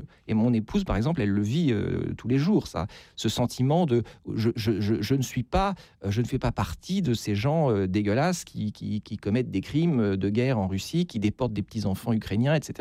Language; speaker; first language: French; native; French